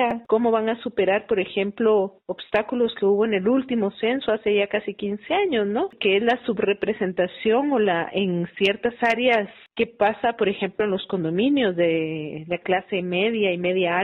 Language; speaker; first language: Spanish; native; Spanish